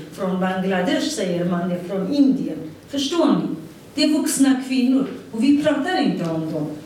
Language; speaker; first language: Swedish; non-native, fluent; Kurdish